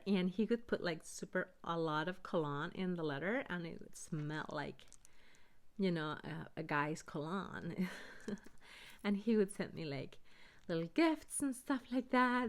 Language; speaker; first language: English; early bilingual, other home language; Spanish